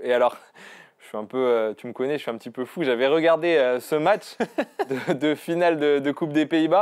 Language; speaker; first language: French; native; French